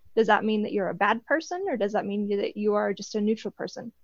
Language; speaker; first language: English; native; English